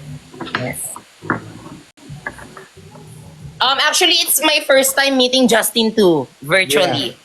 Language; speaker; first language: English; non-native, fluent; Filipino